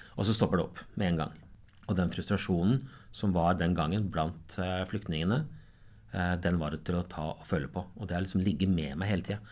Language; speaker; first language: Norwegian; native; Norwegian